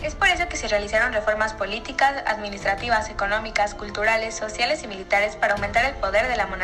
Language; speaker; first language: Spanish; native; Spanish